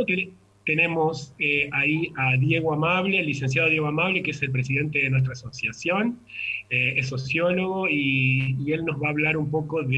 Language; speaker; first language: Spanish; native; Spanish